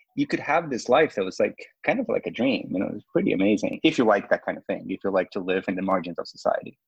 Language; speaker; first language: English; non-native, fluent; Portuguese